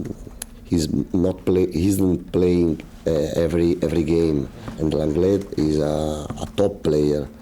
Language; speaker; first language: English; non-native, learner; Italian